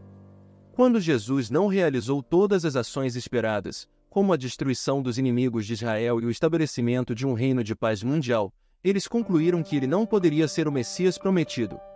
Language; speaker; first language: Portuguese; native; Portuguese